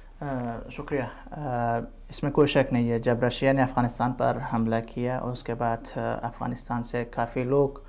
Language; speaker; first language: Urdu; non-native, fluent; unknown